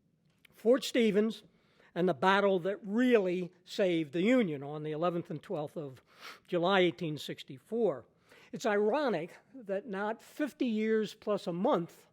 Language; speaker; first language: English; native; English